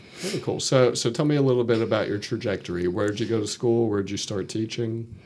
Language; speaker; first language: English; native; English